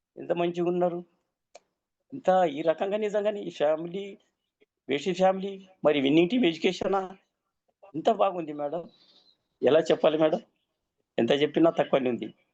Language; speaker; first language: Telugu; native; Telugu